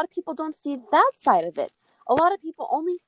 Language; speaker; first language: English; native; English